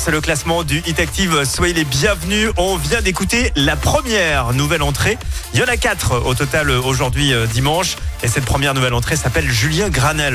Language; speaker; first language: French; native; French